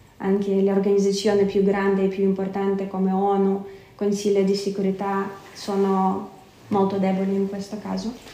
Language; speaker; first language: Italian; non-native, fluent; Ukrainian